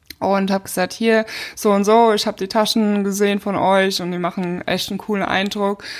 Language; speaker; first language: German; native; German